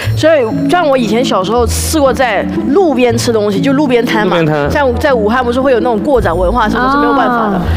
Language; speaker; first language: Chinese; native; Chinese